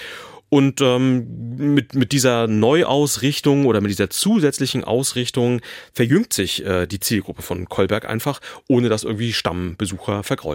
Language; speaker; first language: German; native; German